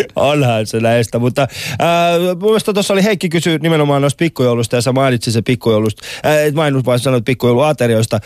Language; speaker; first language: Finnish; non-native, fluent; Persian